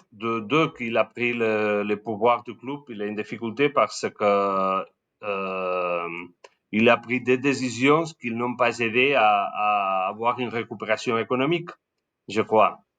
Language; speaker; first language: French; non-native, learner; Spanish